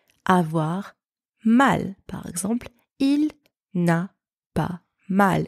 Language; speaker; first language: French; native; French